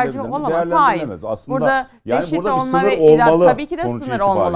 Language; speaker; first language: Turkish; native; Turkish